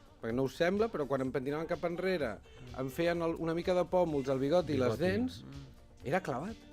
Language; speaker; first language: Catalan; non-native, local second language; Spanish